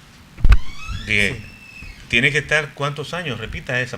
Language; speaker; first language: Spanish; native; Spanish